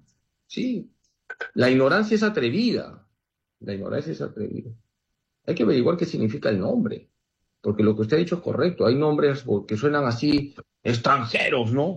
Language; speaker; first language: Spanish; native; Spanish